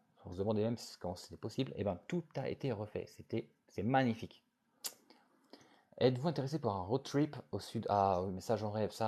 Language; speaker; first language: French; native; French